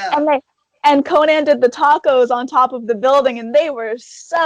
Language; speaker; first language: English; native; English